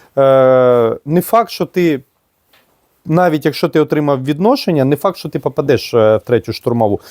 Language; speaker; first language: Ukrainian; non-native, local second language; Russian